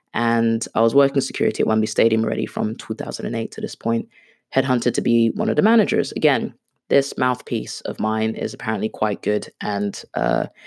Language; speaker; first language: English; non-native, local second language; Swahili